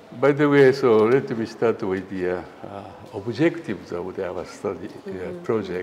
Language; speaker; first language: English; non-native, learner; Japanese